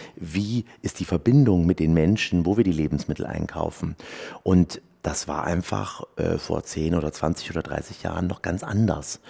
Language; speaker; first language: German; native; German